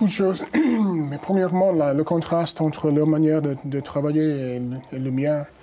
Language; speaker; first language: French; non-native, fluent; English